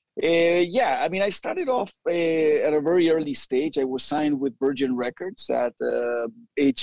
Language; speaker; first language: English; early bilingual, other home language; Spanish